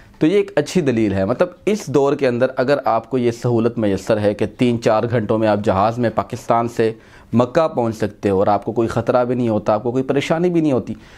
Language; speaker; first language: Urdu; non-native, local second language; Punjabi